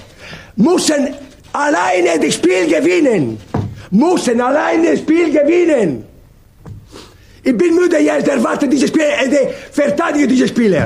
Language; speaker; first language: German; non-native, learner; Italian